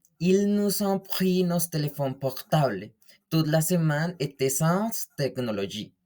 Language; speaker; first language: French; non-native, learner; Spanish